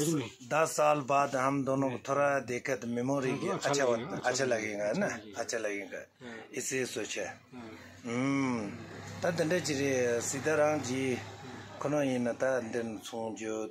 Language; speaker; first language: Hindi; non-native, learner; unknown